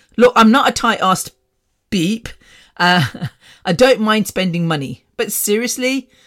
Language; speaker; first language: English; native; English